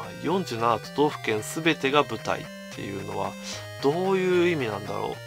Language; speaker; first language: Japanese; native; Japanese